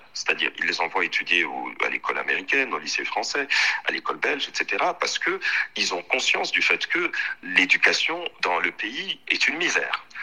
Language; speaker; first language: French; non-native, local second language; Swahili